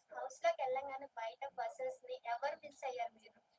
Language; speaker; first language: Telugu; native; Telugu